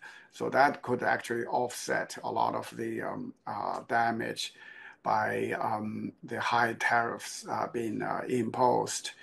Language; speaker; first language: English; non-native, fluent; Chinese